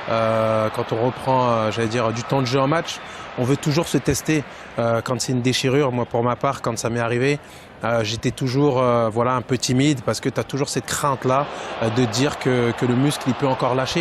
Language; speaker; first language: French; native; French